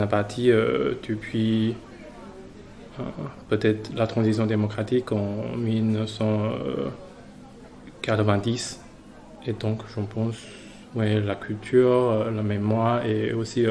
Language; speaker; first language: French; non-native, fluent; Chinese